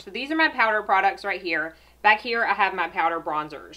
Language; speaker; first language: English; native; English